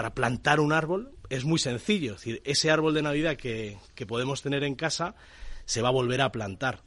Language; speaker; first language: Spanish; native; Spanish